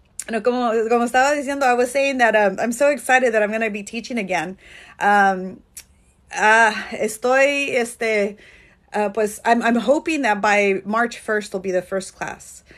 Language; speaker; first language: English; early bilingual, other home language; Spanish